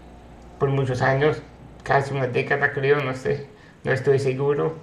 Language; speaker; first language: Spanish; non-native, fluent; English